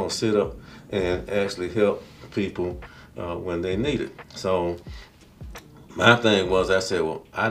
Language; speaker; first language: English; native; English